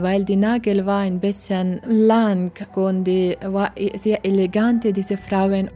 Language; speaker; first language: German; non-native, learner; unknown